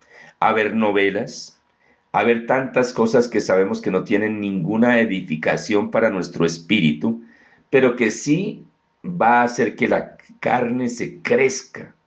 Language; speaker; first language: Spanish; native; Spanish